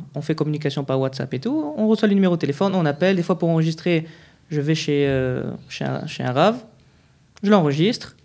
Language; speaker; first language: French; native; French